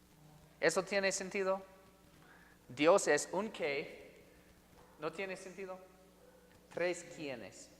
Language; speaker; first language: Spanish; non-native, fluent; English